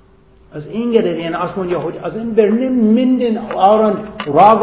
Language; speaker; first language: Hungarian; non-native, fluent; English